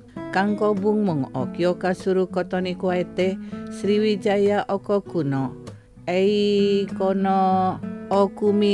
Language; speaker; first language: Japanese; non-native, fluent; Indonesian